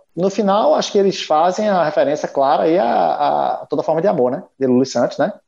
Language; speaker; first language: Portuguese; native; Portuguese